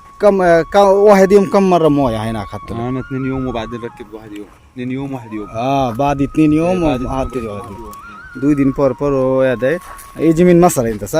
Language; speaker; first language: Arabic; non-native, learner; Bangla